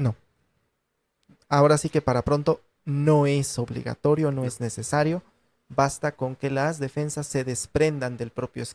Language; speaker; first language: Spanish; native; Spanish